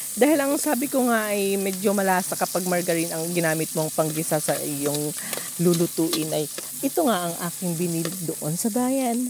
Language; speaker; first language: Filipino; native; Filipino